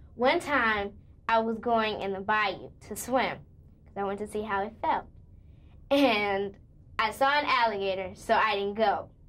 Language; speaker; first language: English; native; English